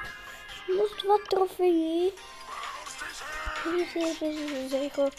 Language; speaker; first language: Polish; non-native, learner; Slovak